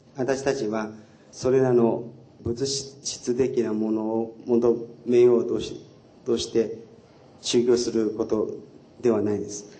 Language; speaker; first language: Japanese; non-native, fluent; Chinese